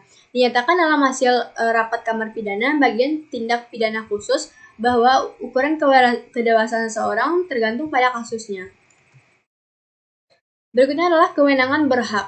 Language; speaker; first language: Indonesian; native; Indonesian